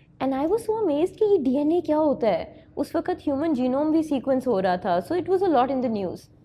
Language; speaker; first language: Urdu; native; Urdu